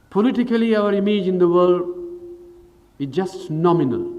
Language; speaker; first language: English; non-native, local second language; Marathi